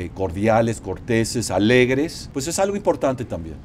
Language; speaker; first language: Spanish; native; Spanish